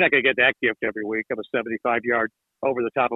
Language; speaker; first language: English; native; English